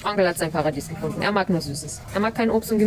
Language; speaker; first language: German; early bilingual, other home language; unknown